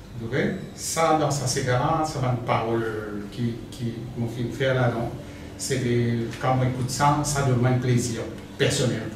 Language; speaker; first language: French; non-native, local second language; Morisyen